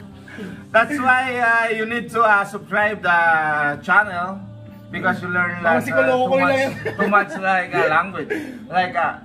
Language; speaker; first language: English; non-native, local second language; Filipino